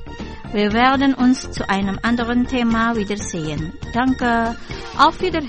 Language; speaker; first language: German; non-native, fluent; Indonesian